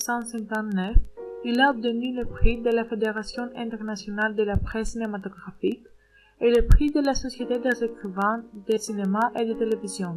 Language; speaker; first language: French; non-native, learner; Greek